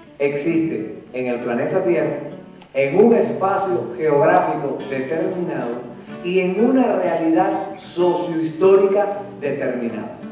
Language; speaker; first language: Spanish; native; Spanish